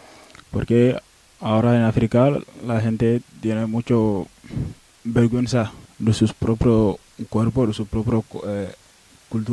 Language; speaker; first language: Spanish; non-native, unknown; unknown